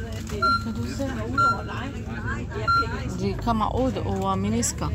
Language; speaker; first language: Danish; non-native, learner; Arabic